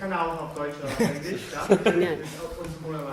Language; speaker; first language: German; non-native, learner; Spanish